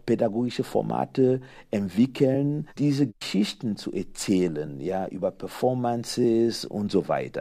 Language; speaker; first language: German; non-native, fluent; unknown